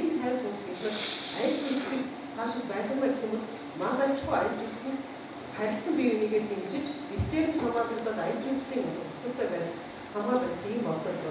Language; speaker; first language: Mongolian; native; Mongolian